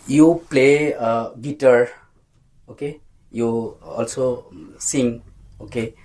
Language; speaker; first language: English; non-native, local second language; Assamese